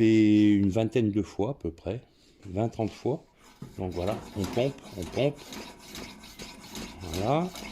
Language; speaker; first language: French; native; French